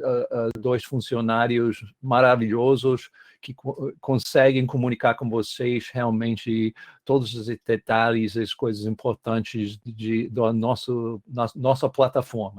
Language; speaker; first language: Portuguese; non-native, fluent; English